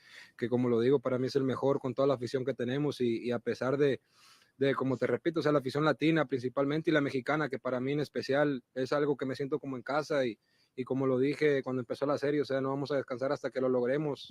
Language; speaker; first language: Spanish; native; Spanish